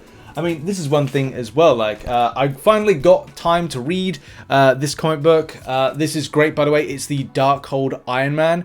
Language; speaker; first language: English; native; English